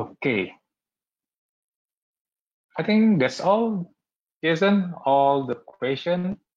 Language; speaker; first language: English; non-native, learner; Indonesian